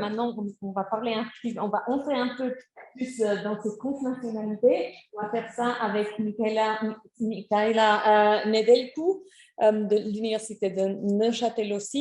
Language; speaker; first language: French; non-native, fluent; German